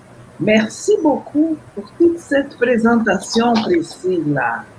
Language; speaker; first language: French; non-native, fluent; Portuguese